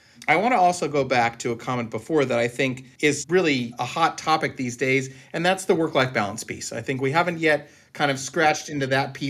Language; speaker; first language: English; native; English